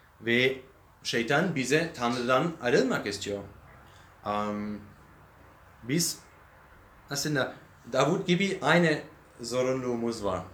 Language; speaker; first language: Turkish; non-native, learner; German